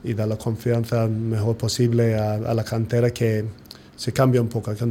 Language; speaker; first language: Spanish; non-native, fluent; English